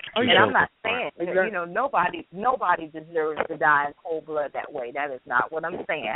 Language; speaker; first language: English; native; English